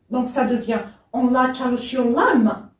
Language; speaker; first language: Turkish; non-native, fluent; French